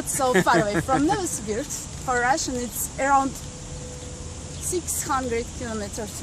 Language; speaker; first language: English; non-native, learner; Russian